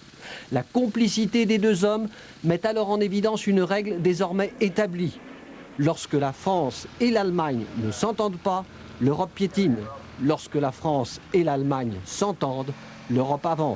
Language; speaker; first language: French; native; French